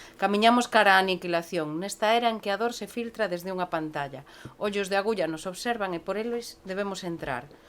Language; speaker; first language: Galician; non-native, local second language; Spanish